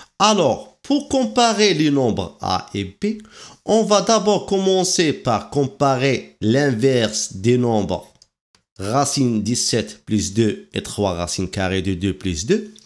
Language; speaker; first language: French; non-native, local second language; Arabic